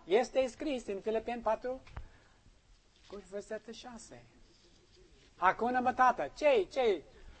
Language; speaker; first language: Romanian; non-native, learner; English